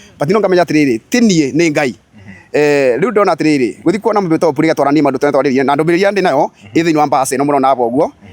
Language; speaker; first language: Kikuyu; non-native, local second language; Embu